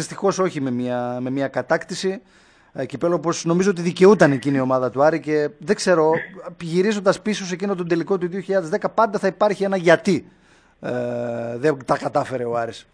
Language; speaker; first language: Greek; native; Greek